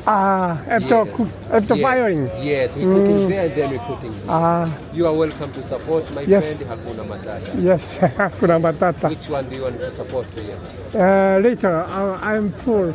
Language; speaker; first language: English; non-native, local second language; Swahili